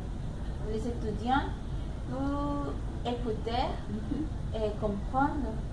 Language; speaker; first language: French; non-native, learner; Spanish